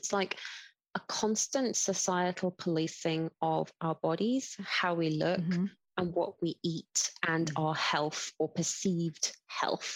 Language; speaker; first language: English; native; English